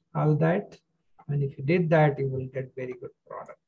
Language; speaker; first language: English; non-native, local second language; Hindi